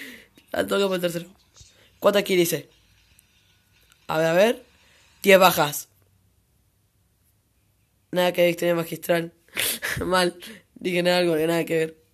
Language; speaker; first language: Spanish; native; Spanish